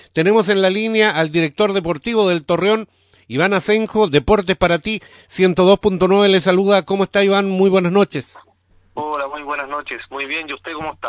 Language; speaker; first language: Spanish; native; Spanish